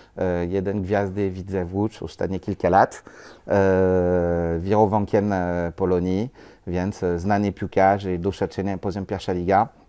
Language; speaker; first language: Polish; non-native, learner; French